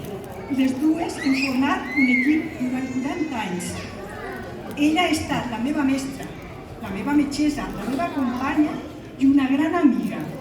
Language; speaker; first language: Catalan; native; Catalan